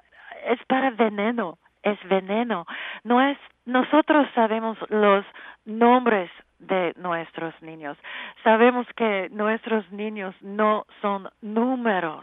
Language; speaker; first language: Spanish; non-native, learner; English